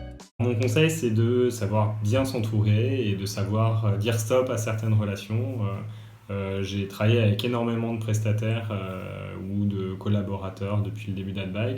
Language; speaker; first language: French; native; French